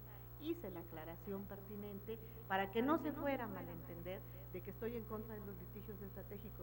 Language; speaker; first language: Spanish; native; Spanish